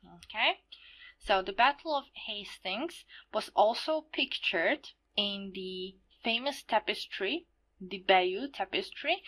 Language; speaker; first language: English; non-native, fluent; Slovak